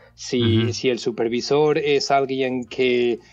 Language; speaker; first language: Spanish; native; Spanish